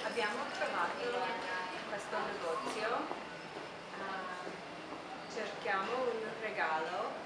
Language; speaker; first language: Italian; non-native, learner; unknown